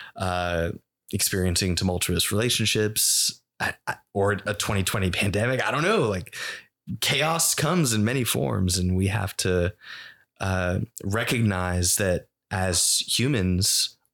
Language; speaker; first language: English; early bilingual, other home language; Spanish